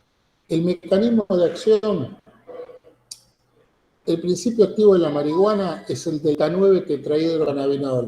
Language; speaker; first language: Spanish; native; Spanish